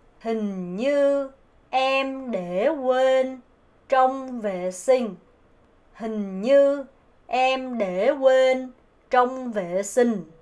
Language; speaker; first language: Vietnamese; non-native, fluent; Korean